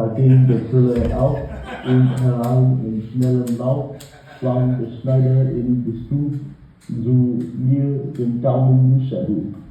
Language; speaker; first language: German; non-native, learner; English